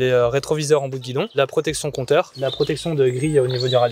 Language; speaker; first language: French; native; French